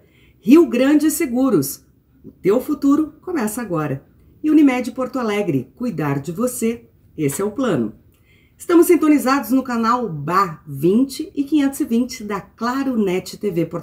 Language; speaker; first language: Portuguese; native; Portuguese